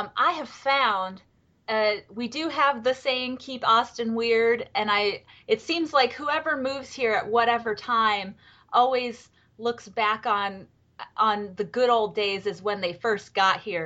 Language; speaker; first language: English; native; English